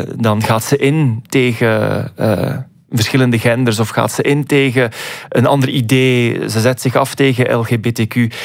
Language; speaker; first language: Dutch; native; Dutch